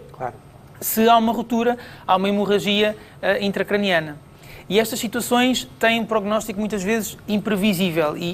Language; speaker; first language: Portuguese; native; Portuguese